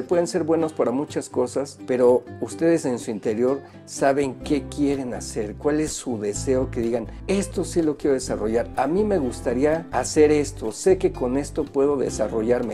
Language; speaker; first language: Spanish; native; Spanish